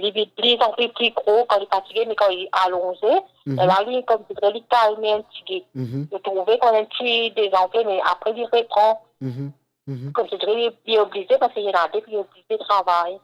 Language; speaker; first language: French; non-native, local second language; Morisyen